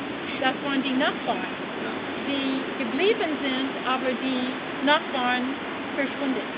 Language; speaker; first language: German; non-native, learner; English